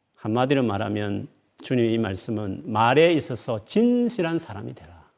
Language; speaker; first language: Korean; native; Korean